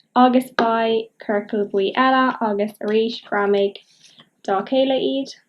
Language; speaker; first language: Irish; non-native, local second language; English